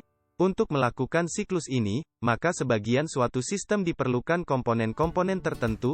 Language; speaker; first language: Indonesian; native; Indonesian